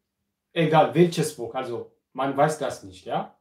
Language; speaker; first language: German; non-native, fluent; Amharic